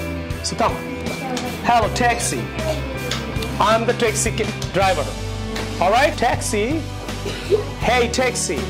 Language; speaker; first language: English; non-native, learner; Bangla